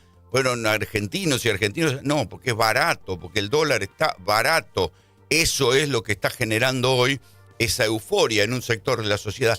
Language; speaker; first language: Spanish; native; Spanish